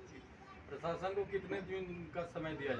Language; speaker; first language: Hindi; native; Hindi